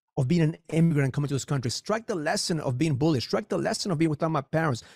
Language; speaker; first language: English; early bilingual, other home language; Spanish